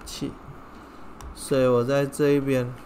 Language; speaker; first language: Chinese; non-native, local second language; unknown